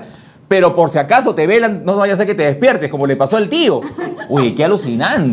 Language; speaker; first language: Spanish; native; Spanish